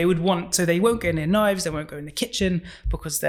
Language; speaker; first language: English; native; English